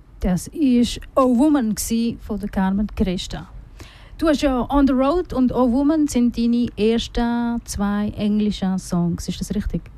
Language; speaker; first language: German; native; German